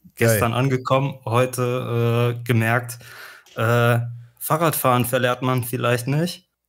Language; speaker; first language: German; native; German